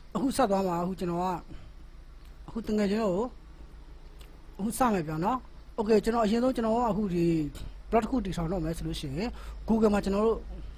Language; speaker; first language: Burmese; non-native, local second language; Tedim Chin